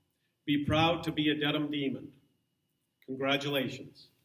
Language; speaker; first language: English; native; English